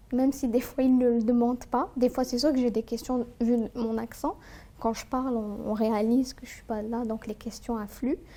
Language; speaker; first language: French; non-native, local second language; Arabic